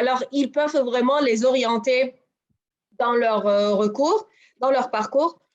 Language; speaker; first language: French; non-native, local second language; Arabic